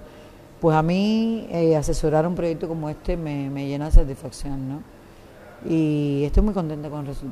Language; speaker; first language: Spanish; native; Spanish